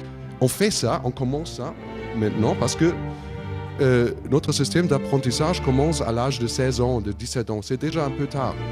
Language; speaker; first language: French; non-native, fluent; German